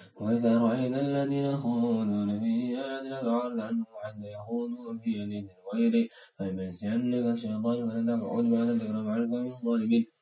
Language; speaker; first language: Arabic; non-native, learner; Indonesian